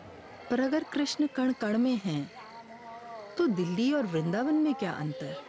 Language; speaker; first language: Hindi; native; Hindi